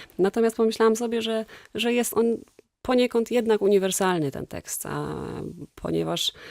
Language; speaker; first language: Polish; native; Polish